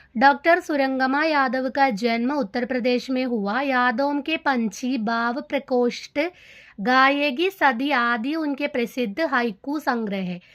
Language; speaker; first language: Hindi; non-native, local second language; Malayalam